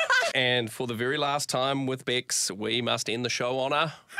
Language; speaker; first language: English; native; English